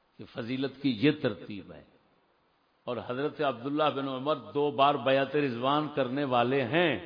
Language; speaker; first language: Urdu; native; Urdu